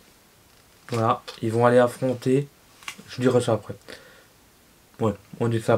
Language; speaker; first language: French; native; French